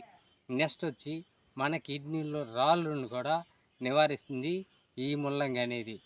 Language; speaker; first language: Telugu; native; Telugu